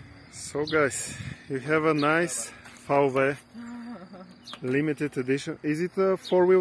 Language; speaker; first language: English; non-native, learner; Bulgarian